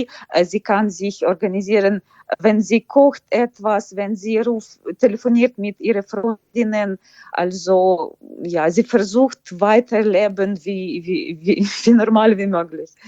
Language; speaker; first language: German; non-native, fluent; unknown